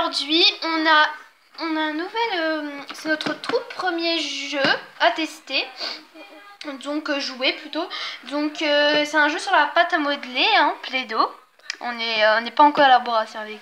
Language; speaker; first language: French; native; French